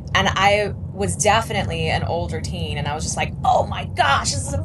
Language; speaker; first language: English; native; English